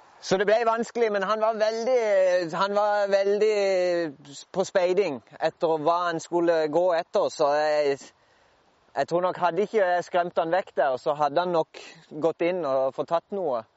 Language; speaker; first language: Norwegian; native; Norwegian